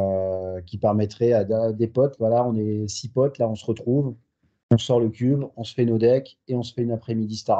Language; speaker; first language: French; native; French